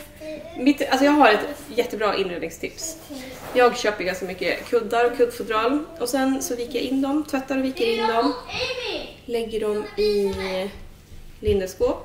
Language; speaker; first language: Swedish; native; Swedish